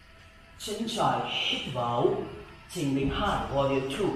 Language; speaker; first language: Vietnamese; non-native, learner; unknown